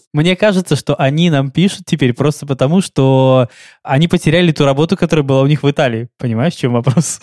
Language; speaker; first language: Russian; native; Russian